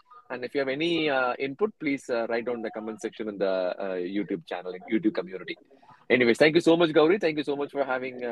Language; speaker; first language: English; non-native, local second language; Tamil